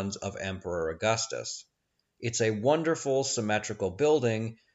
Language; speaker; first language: English; native; English